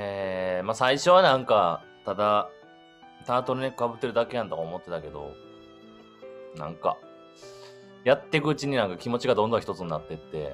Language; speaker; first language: Japanese; native; Japanese